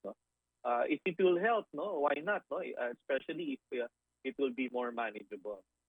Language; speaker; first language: English; non-native, local second language; Filipino